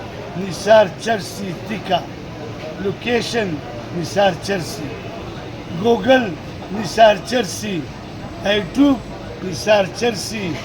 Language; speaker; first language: Hindi; non-native, local second language; Pashto